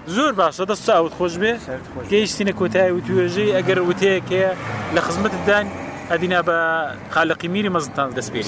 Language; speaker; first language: Central Kurdish; native; Central Kurdish